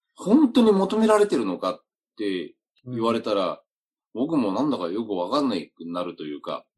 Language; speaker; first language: Japanese; native; Japanese